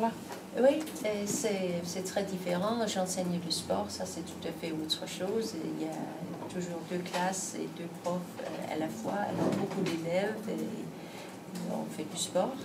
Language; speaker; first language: French; non-native, fluent; Danish